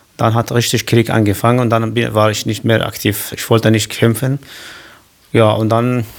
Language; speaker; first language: German; non-native, learner; Kurdish